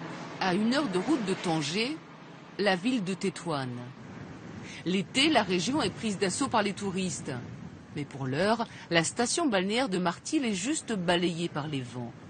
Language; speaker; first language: French; native; French